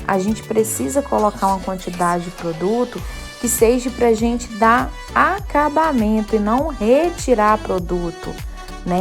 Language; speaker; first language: Portuguese; native; Portuguese